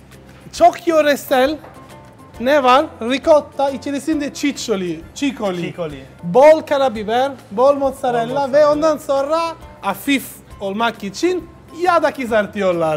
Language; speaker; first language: Turkish; non-native, learner; Italian